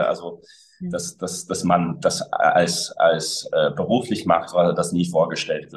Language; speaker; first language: German; early bilingual, other home language; English